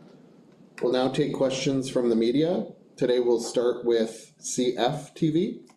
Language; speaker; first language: English; native; English